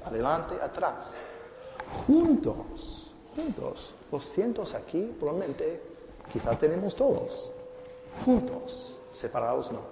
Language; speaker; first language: Spanish; non-native, fluent; English